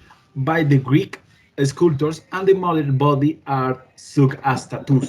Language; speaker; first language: English; non-native, learner; Spanish